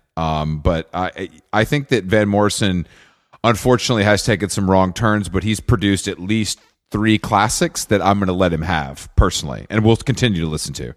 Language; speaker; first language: English; native; English